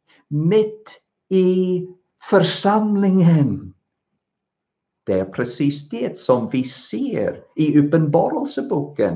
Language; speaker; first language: Swedish; non-native, fluent; English